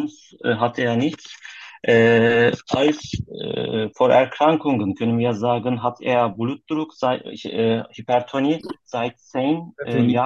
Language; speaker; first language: German; non-native, learner; Turkish